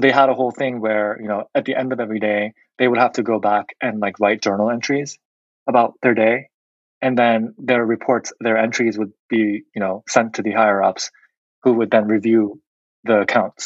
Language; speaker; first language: English; non-native, fluent; Korean